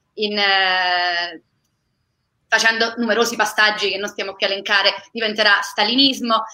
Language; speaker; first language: Italian; native; Italian